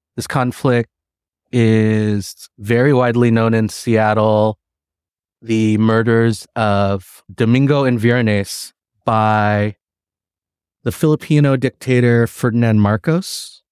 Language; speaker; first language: English; early bilingual, other home language; Filipino